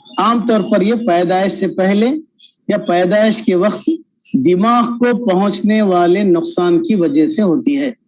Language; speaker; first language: Urdu; native; Urdu